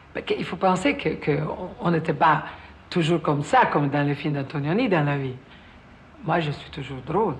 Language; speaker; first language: French; non-native, fluent; Italian